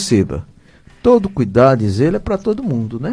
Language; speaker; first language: Portuguese; native; Portuguese